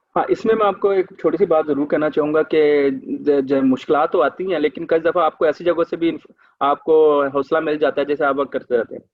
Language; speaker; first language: Urdu; non-native, local second language; Punjabi